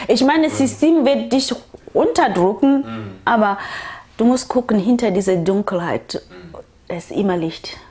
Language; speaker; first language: German; non-native, fluent; Tswana